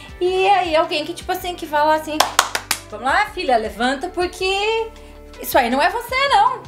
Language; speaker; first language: Portuguese; native; Portuguese